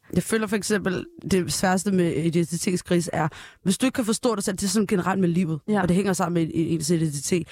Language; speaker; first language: Danish; early bilingual, other home language; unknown